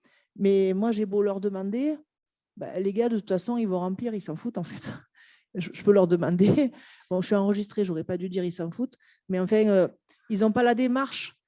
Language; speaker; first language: French; native; French